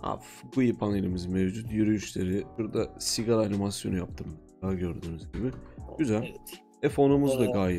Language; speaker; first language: Turkish; native; Turkish